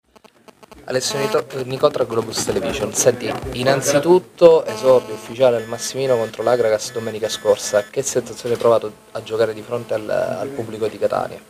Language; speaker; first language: Italian; native; Italian